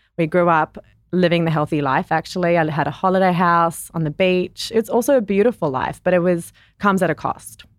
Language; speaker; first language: English; native; English